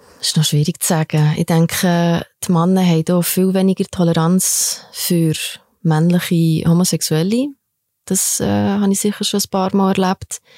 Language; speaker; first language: German; early bilingual, other home language; Albanian